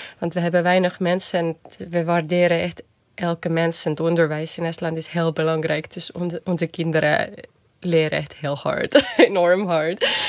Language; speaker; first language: Dutch; non-native, fluent; Estonian